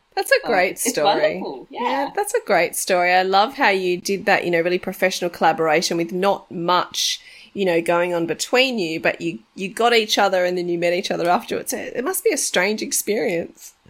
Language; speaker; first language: English; native; English